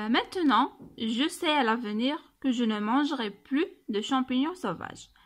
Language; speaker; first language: French; non-native, local second language; Arabic